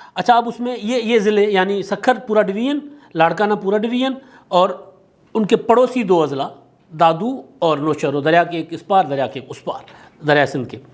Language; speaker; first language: Urdu; non-native, local second language; Sindhi